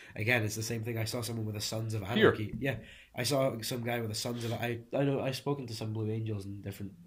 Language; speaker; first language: English; early bilingual, other home language; Hungarian